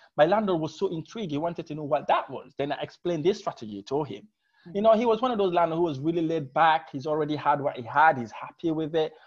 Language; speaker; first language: English; non-native, fluent; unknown